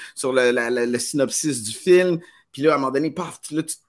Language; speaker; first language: French; native; French